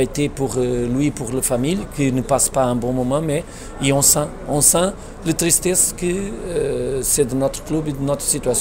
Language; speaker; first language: French; non-native, learner; Portuguese